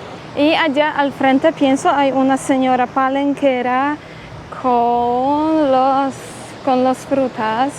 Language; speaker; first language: Spanish; non-native, fluent; Polish